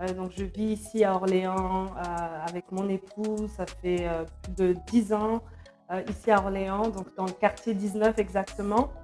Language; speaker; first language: French; non-native, local second language; Lingala